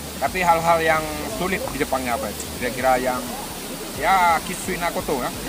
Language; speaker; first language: Indonesian; native; Indonesian